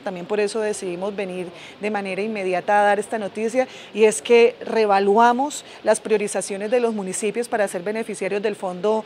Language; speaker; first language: Spanish; native; Spanish